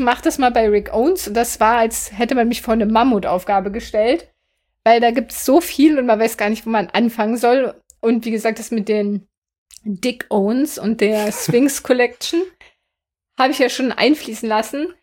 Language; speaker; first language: German; native; German